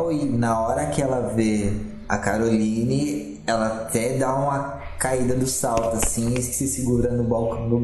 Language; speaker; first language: Portuguese; native; Portuguese